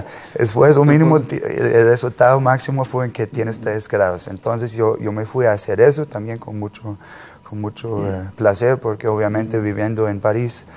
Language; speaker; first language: Spanish; non-native, fluent; German